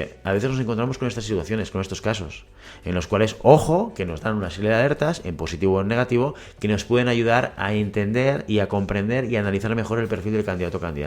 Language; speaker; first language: Spanish; native; Spanish